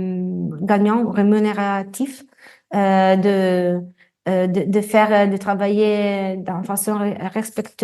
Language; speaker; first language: French; non-native, fluent; Italian